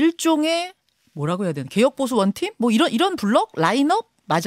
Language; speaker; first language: Korean; native; Korean